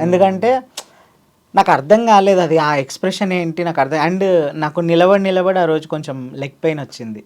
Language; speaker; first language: Telugu; native; Telugu